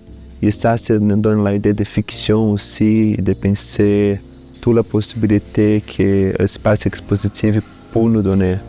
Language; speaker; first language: French; non-native, fluent; Portuguese